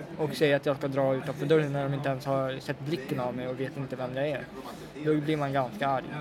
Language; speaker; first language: Swedish; early bilingual, other home language; Russian